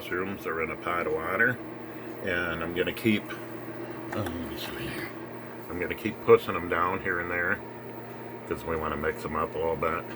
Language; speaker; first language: English; native; English